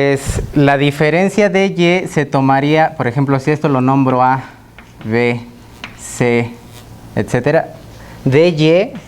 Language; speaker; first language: Spanish; native; Spanish